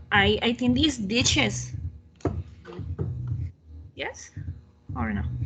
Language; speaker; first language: English; non-native, learner; Spanish